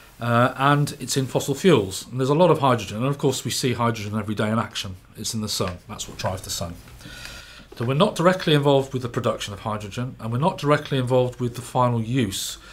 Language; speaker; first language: English; native; English